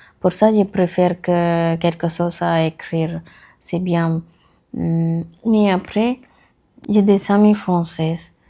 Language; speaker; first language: French; non-native, learner; Tamil